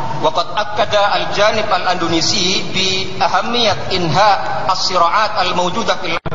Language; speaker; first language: Arabic; non-native, fluent; Indonesian